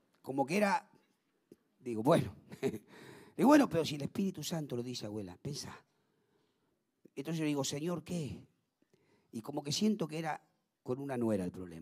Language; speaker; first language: Spanish; native; Spanish